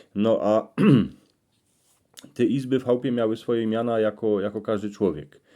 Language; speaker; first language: Polish; native; Polish